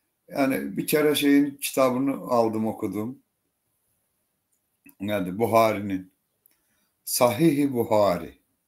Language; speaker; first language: Turkish; non-native, learner; Azerbaijani